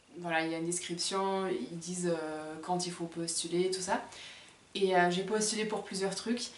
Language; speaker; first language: French; non-native, fluent; German